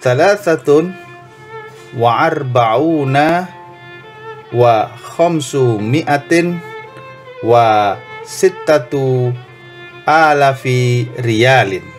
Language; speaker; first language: Arabic; non-native, fluent; Indonesian